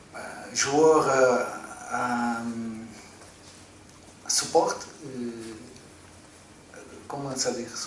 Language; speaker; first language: French; non-native, fluent; Portuguese